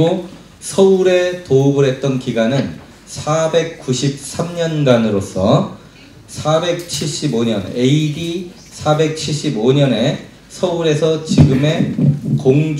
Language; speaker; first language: Korean; native; Korean